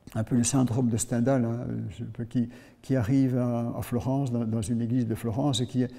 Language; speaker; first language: French; native; French